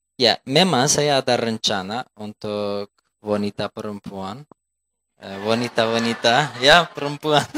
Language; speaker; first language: Indonesian; non-native, fluent; Turkish